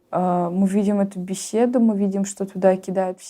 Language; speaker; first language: Russian; native; Russian